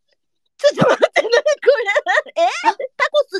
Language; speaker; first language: Japanese; native; Japanese